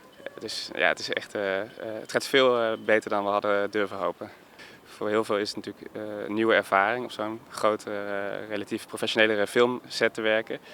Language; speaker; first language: Dutch; native; Dutch